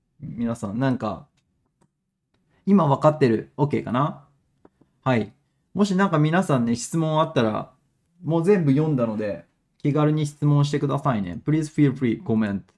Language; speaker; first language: Japanese; native; Japanese